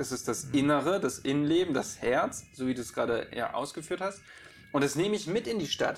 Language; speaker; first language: German; native; German